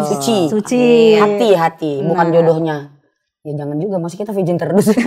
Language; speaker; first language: Indonesian; native; Indonesian